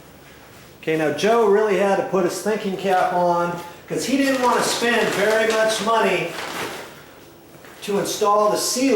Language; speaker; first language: English; native; English